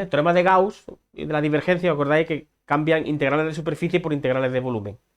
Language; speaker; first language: Spanish; native; Spanish